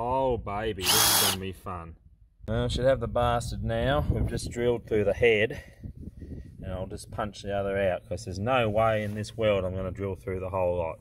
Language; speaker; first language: English; native; English